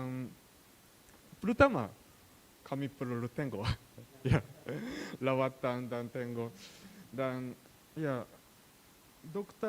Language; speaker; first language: Indonesian; non-native, learner; Japanese